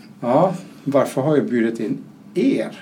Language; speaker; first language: Swedish; non-native, fluent; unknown